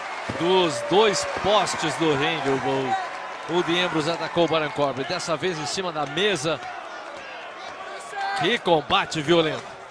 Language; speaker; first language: Portuguese; native; Portuguese